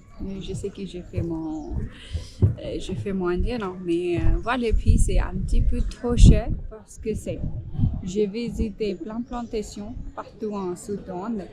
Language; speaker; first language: French; non-native, fluent; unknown